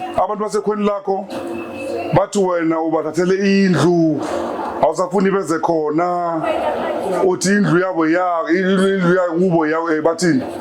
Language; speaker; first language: Zulu; non-native, local second language; Venda